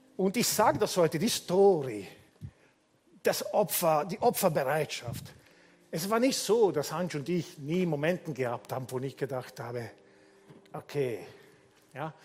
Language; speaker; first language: German; non-native, fluent; Italian